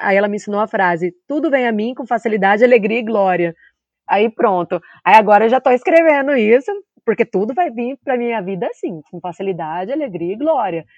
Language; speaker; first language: Portuguese; native; Portuguese